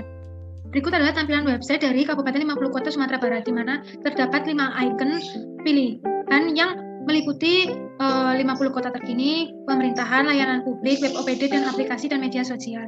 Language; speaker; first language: Indonesian; native; Indonesian